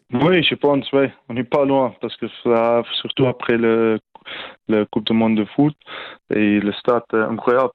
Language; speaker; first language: French; non-native, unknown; Afrikaans